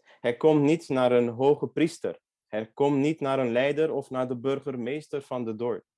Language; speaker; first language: Dutch; non-native, fluent; Hungarian